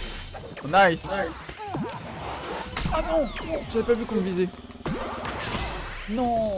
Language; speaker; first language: French; native; French